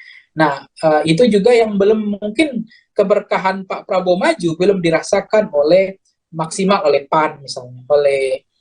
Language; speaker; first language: Indonesian; native; Indonesian